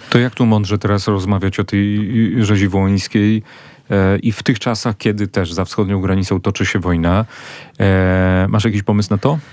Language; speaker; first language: Polish; native; Polish